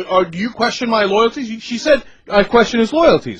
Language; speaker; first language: English; native; English